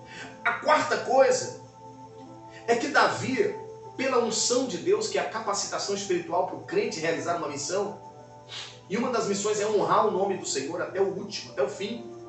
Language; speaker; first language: Portuguese; native; Portuguese